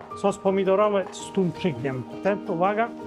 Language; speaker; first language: Polish; non-native, fluent; Italian